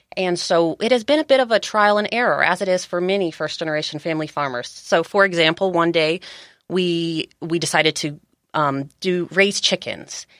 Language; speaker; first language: English; native; English